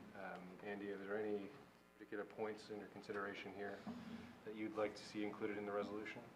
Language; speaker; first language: English; native; English